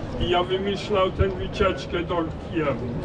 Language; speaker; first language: Polish; non-native, learner; English